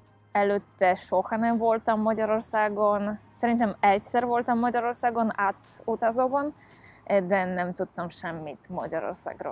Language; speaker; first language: Hungarian; non-native, fluent; Polish